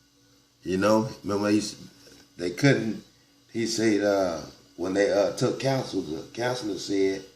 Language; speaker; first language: English; native; English